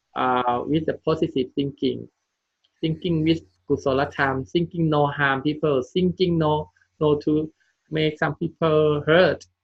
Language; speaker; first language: English; non-native, learner; Thai